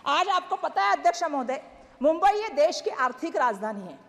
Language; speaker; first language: Hindi; non-native, local second language; Marathi